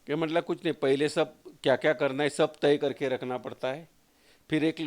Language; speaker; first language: Hindi; non-native, local second language; Marathi